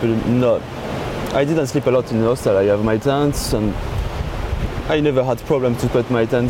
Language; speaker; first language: English; non-native, learner; French